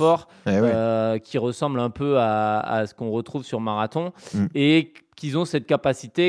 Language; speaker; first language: French; native; French